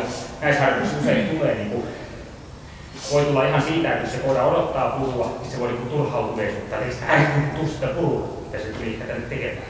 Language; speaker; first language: Finnish; native; Finnish